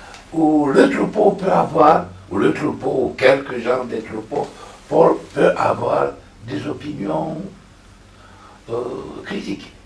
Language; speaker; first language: French; non-native, fluent; Romanian